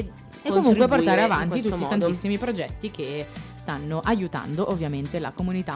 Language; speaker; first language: Italian; native; Italian